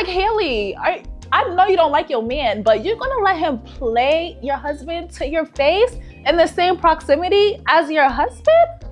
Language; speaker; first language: English; native; English